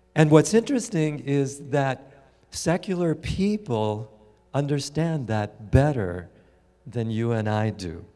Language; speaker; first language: English; native; English